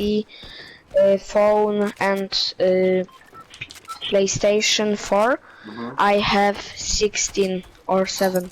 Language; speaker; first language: English; non-native, learner; Polish